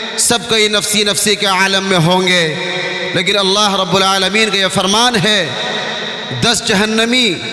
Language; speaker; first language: Urdu; non-native, local second language; Bangla